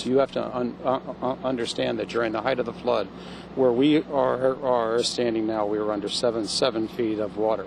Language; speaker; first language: English; native; English